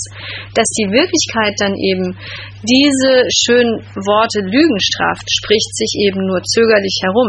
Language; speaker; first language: German; native; German